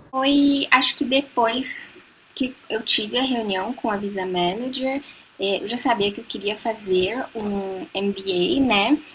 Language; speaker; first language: Portuguese; native; Portuguese